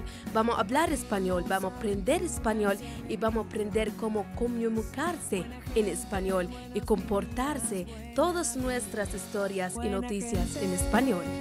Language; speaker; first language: Spanish; non-native, fluent; Arabic